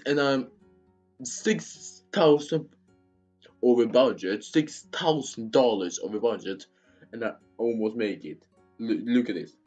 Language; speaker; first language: English; non-native, fluent; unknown